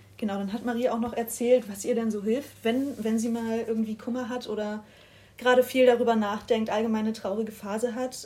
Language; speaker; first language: German; native; German